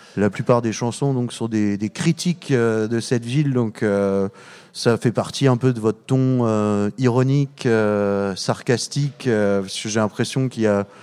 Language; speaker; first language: French; native; French